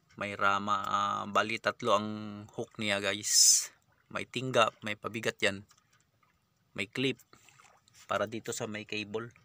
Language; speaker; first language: Filipino; non-native, local second language; Iloko